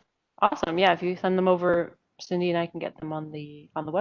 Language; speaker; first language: English; native; English